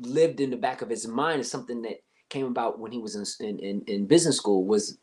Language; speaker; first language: English; native; English